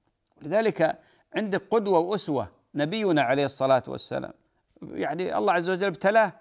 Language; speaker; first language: Arabic; native; Arabic